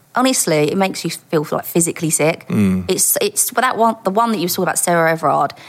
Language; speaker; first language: English; native; English